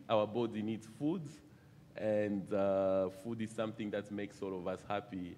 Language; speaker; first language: English; non-native, fluent; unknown